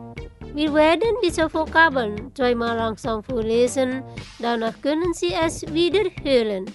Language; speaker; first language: German; non-native, fluent; Indonesian